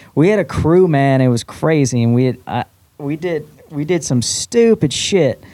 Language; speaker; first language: English; native; English